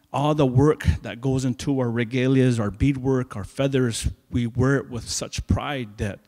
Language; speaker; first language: English; native; English